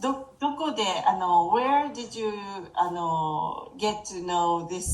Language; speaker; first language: English; non-native, fluent; Japanese